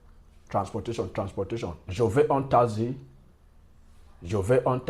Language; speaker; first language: French; non-native, learner; English